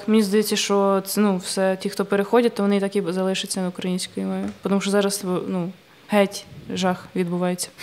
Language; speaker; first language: Ukrainian; native; Ukrainian